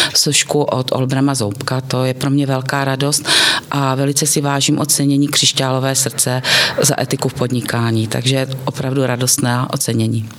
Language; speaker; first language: Czech; native; Czech